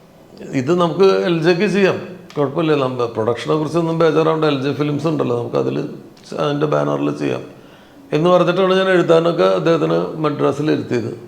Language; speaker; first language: Malayalam; native; Malayalam